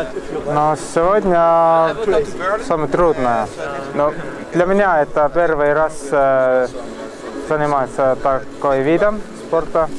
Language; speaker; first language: Russian; non-native, learner; Estonian